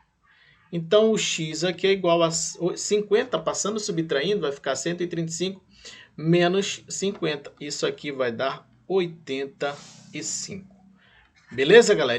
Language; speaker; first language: Portuguese; native; Portuguese